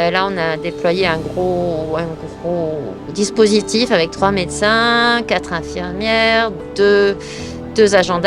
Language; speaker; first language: French; native; French